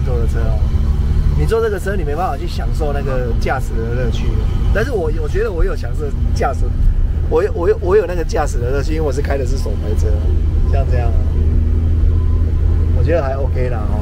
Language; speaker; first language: Chinese; native; Chinese